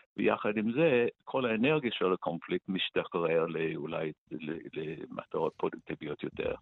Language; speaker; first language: Hebrew; non-native, fluent; English